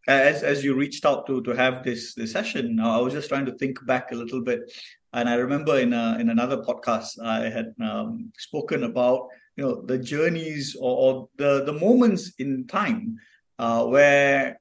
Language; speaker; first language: English; non-native, local second language; Tamil